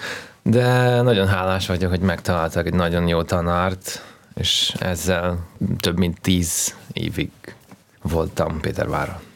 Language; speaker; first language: Hungarian; non-native, learner; Russian